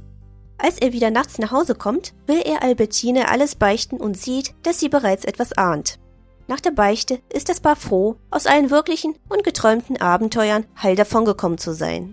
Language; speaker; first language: German; native; German